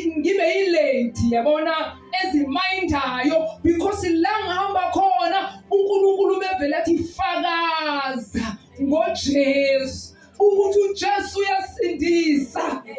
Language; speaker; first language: Zulu; native; Zulu